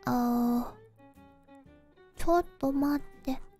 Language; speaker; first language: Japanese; non-native, learner; Indonesian